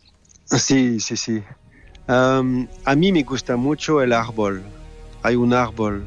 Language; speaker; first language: Spanish; non-native, fluent; French